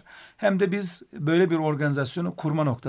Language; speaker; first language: Turkish; native; Turkish